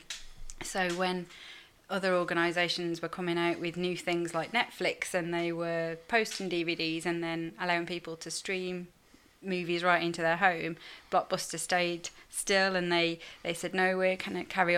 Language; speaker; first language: English; native; English